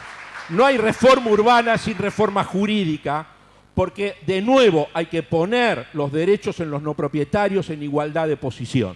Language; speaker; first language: Spanish; native; Spanish